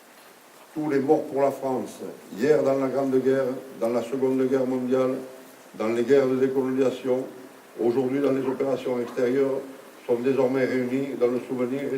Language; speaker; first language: French; native; French